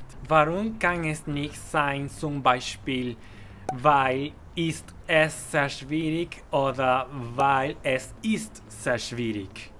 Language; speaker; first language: German; non-native, fluent; Spanish